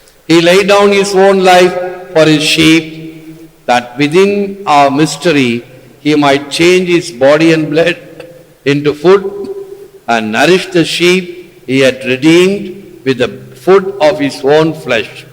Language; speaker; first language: English; non-native, local second language; Tamil